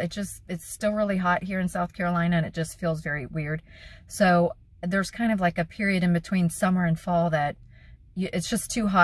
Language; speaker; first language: English; native; English